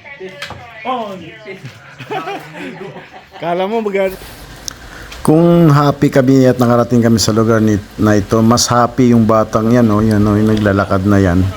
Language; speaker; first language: Filipino; non-native, local second language; Kinaray-a